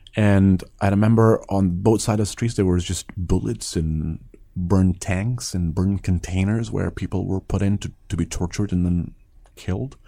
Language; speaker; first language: English; early bilingual, other home language; Persian